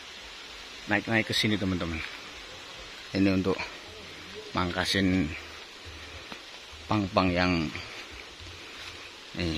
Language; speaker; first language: Indonesian; non-native, local second language; Javanese